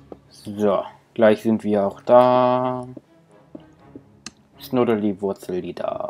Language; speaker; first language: German; native; German